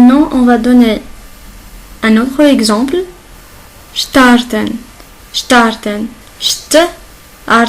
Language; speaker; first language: French; non-native, local second language; Arabic